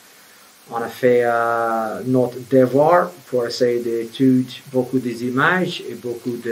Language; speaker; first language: French; non-native, fluent; English